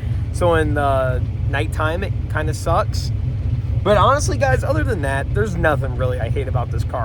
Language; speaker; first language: English; native; English